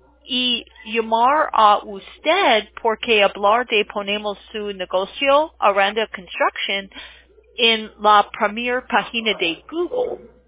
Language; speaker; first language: Spanish; non-native, learner; English